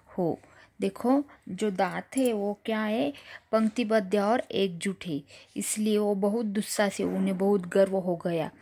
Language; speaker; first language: Hindi; non-native, local second language; Marathi